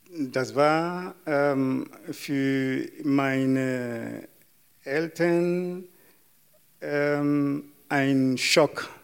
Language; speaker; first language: German; non-native, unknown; Yoruba